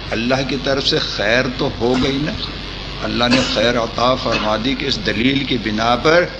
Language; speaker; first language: Urdu; native; Urdu